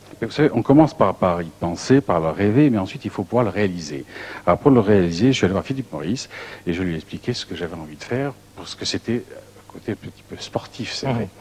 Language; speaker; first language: French; native; French